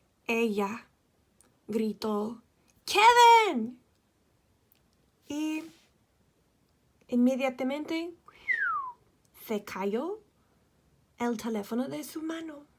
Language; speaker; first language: Spanish; non-native, fluent; English